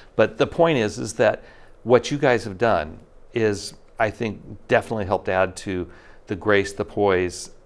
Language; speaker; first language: English; native; English